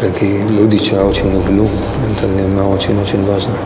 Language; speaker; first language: Russian; early bilingual, heritage; Russian